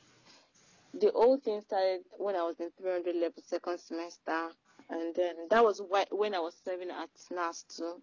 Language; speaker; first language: English; non-native, local second language; Yoruba